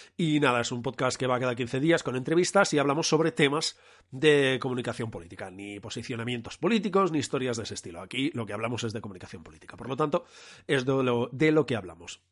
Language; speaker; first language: Spanish; non-native, local second language; Catalan